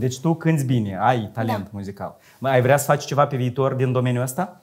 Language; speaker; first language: Romanian; native; Romanian